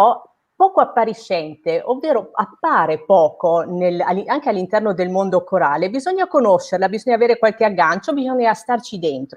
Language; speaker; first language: Italian; native; Italian